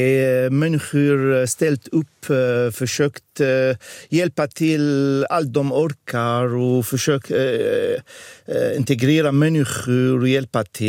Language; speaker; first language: Swedish; non-native, fluent; Arabic